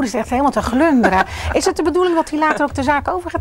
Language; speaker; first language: Dutch; native; Dutch